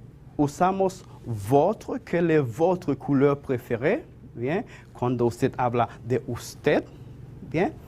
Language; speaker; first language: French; non-native, fluent; Spanish